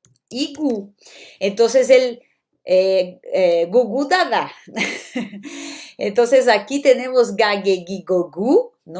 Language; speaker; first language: Spanish; non-native, fluent; Portuguese